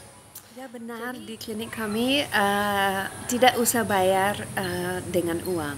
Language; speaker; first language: Indonesian; non-native, fluent; English